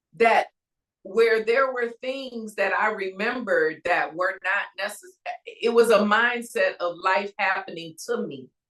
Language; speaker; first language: English; native; English